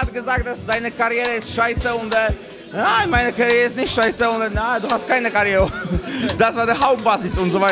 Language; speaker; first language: German; non-native, fluent; Polish